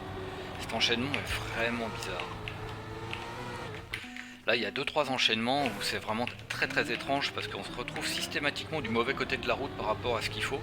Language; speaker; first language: French; native; French